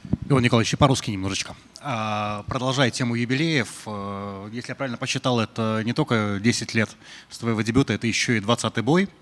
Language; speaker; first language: Russian; native; Russian